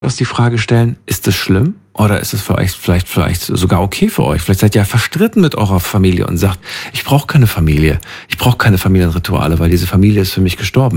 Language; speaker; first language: German; native; German